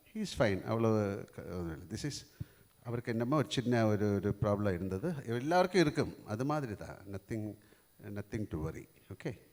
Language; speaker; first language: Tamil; non-native, local second language; Malayalam